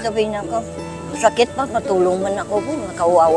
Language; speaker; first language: Filipino; non-native, learner; Vietnamese